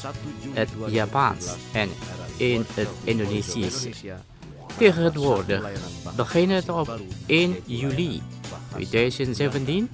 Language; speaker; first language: Dutch; non-native, learner; Indonesian